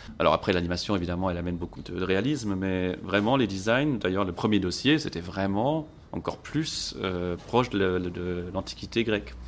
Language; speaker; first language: French; non-native, local second language; Luxembourgish